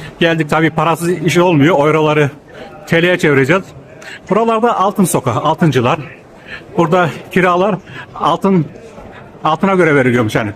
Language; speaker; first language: Turkish; native; Turkish